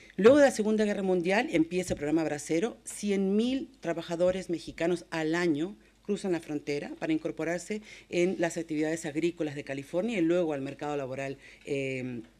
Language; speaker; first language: Spanish; native; Spanish